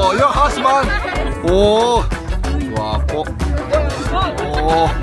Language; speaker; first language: English; non-native, learner; Japanese